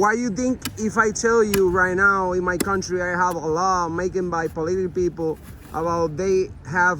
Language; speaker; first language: English; non-native, learner; Spanish